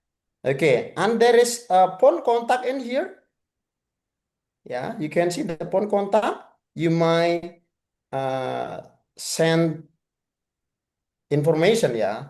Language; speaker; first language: English; non-native, fluent; Indonesian